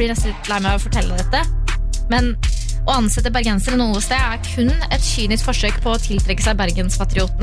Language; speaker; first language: Norwegian; native; Norwegian